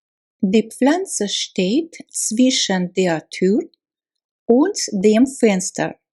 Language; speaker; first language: German; non-native, fluent; Russian